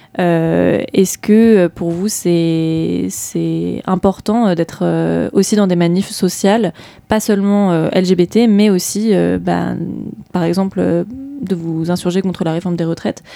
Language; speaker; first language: French; native; French